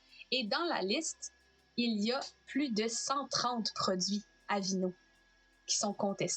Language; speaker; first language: French; native; French